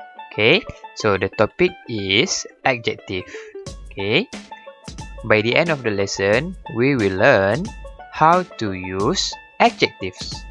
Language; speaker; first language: English; non-native, local second language; Malay